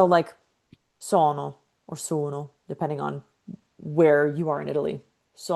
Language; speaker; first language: Italian; non-native, fluent; English